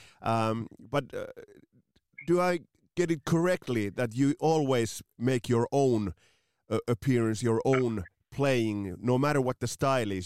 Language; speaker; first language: English; non-native, fluent; Finnish